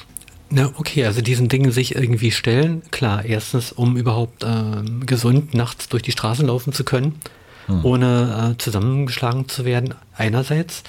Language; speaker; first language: German; native; German